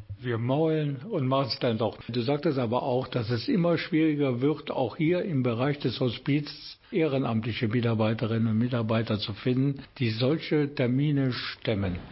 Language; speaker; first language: German; native; German